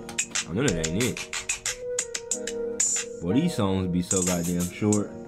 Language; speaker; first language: English; native; English